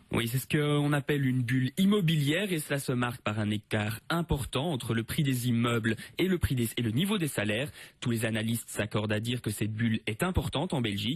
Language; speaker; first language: French; native; French